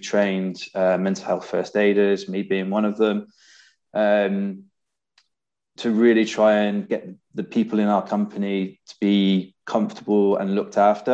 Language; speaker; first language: English; native; English